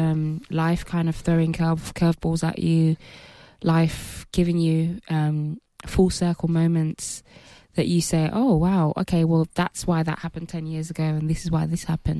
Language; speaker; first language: English; native; English